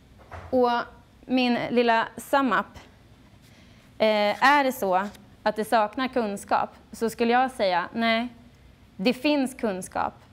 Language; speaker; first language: Swedish; native; Swedish